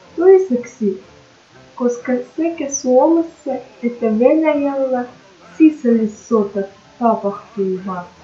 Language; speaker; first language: Finnish; non-native, learner; Russian